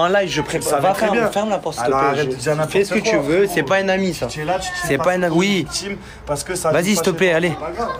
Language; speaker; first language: French; native; French